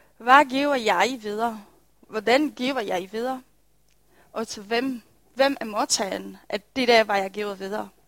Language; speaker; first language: Danish; non-native, fluent; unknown